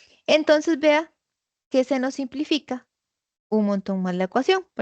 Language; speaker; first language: Spanish; native; Spanish